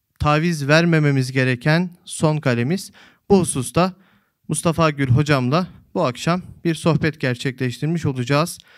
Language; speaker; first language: Turkish; native; Turkish